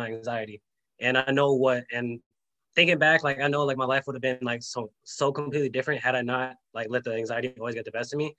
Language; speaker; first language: English; native; English